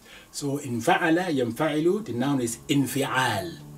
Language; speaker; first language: English; non-native, local second language; Yoruba